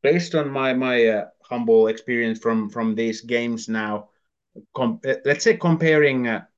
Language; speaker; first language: English; non-native, fluent; Finnish